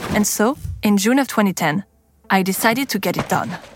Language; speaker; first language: English; non-native, fluent; French